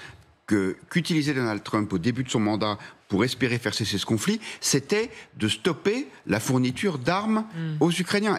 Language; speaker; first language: French; native; French